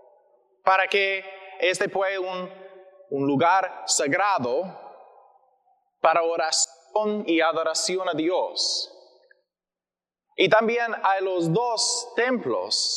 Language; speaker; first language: Spanish; non-native, learner; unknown